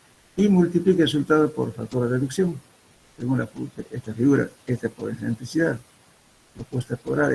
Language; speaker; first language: Spanish; native; Spanish